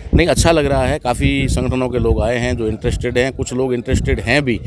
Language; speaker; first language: Hindi; native; Hindi